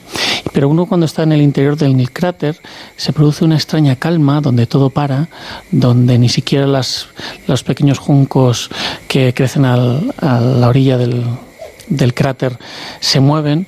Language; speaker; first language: Spanish; native; Spanish